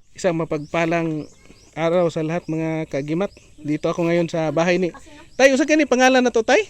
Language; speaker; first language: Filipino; non-native, local second language; Cebuano